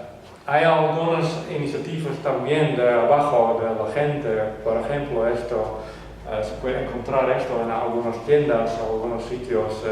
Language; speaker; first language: Spanish; non-native, fluent; Western Frisian